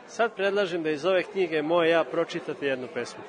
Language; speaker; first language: Serbian; native; Serbian